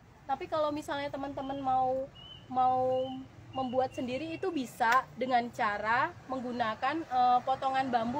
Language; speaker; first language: Indonesian; native; Indonesian